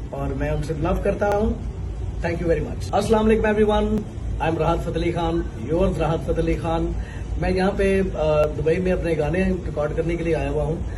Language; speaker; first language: Urdu; non-native, local second language; Punjabi